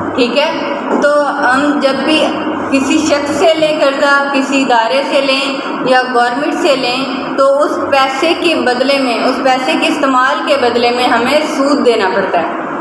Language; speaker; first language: Urdu; non-native, local second language; Punjabi